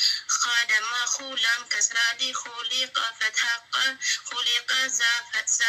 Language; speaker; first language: Arabic; non-native, learner; Amharic